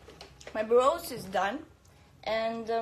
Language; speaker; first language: English; non-native, learner; Russian